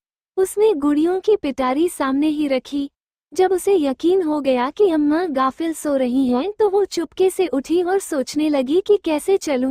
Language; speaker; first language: Hindi; native; Hindi